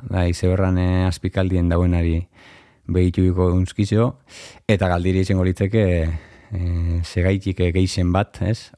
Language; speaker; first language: Basque; native; Basque